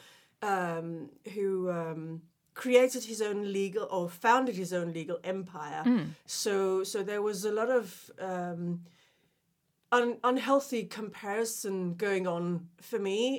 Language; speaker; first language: English; non-native, fluent; Danish